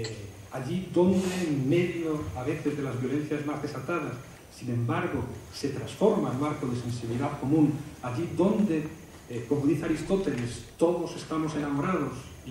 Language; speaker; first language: Spanish; native; Spanish